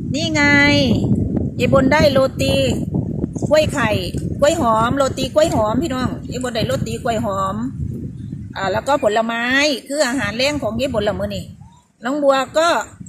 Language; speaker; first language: Thai; native; Thai